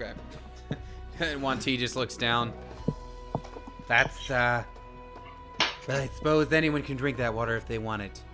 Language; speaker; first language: English; native; English